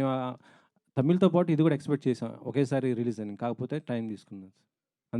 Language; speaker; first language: Telugu; native; Telugu